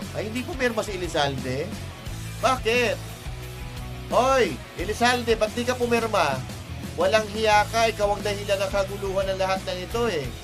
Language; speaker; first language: Filipino; non-native, local second language; Iloko